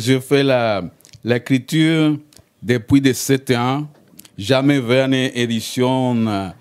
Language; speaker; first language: French; non-native, learner; Spanish